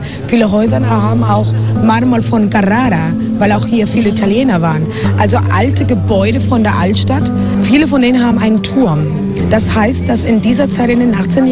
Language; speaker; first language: German; non-native, fluent; Spanish